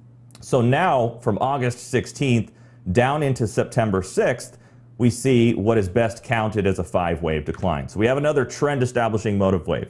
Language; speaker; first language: English; native; English